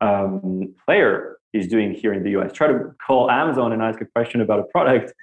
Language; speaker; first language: English; non-native, fluent; French